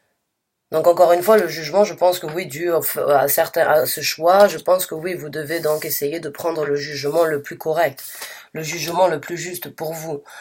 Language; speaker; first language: French; native; French